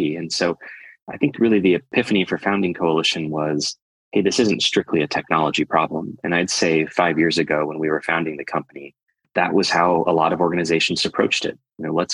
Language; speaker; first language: English; native; English